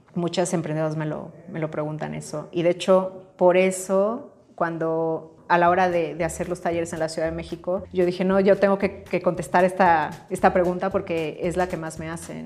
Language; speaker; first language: Spanish; native; Spanish